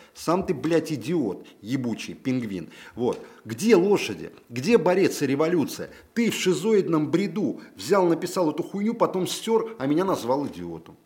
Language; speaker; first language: Russian; native; Russian